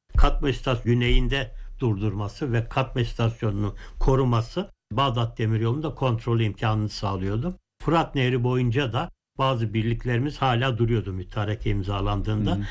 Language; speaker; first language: Turkish; native; Turkish